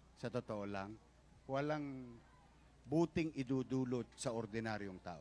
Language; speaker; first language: Filipino; native; Filipino